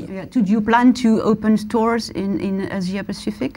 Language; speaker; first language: English; non-native, fluent; French